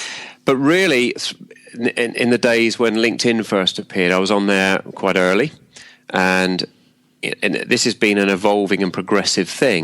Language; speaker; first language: English; native; English